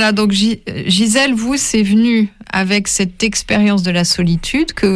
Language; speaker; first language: French; native; French